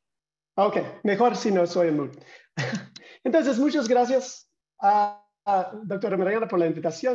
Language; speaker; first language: Spanish; non-native, fluent; English